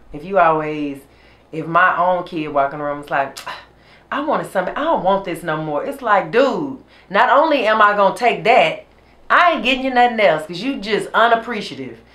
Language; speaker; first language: English; native; English